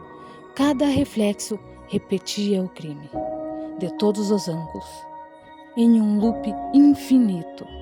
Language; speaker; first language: Portuguese; native; Portuguese